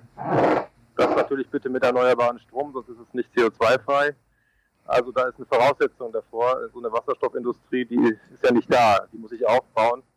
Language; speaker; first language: German; native; German